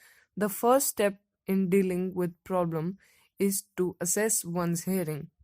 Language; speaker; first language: English; non-native, local second language; Hindi